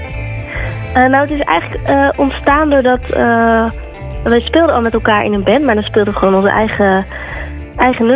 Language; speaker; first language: Dutch; native; Dutch